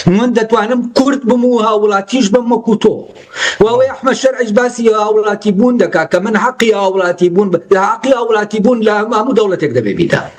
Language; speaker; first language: Central Kurdish; non-native, local second language; Gurani